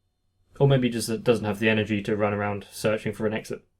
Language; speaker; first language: English; native; English